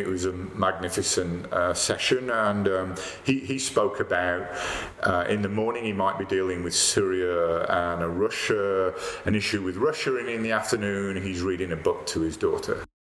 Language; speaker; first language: English; native; English